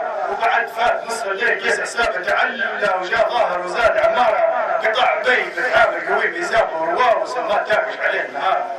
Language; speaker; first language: Arabic; native; Arabic